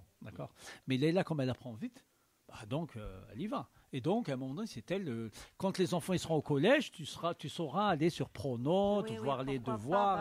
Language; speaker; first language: French; native; French